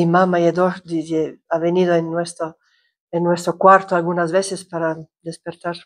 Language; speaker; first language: Spanish; non-native, fluent; Croatian